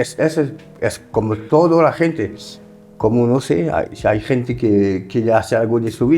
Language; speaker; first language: Spanish; non-native, learner; French